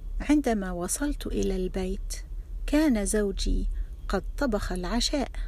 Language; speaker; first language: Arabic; non-native, fluent; English